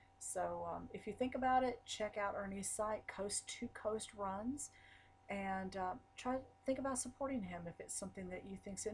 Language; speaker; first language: English; native; English